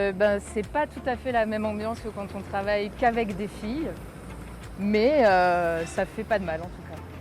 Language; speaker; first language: French; native; French